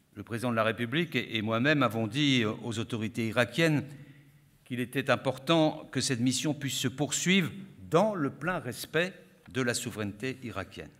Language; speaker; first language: French; native; French